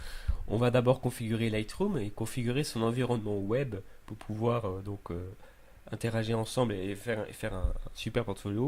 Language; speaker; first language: French; native; French